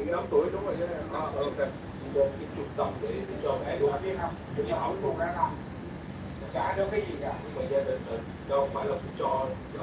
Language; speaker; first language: Vietnamese; early bilingual, heritage; Vietnamese